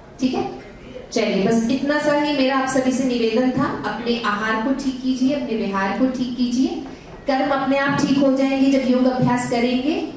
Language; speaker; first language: Hindi; native; Hindi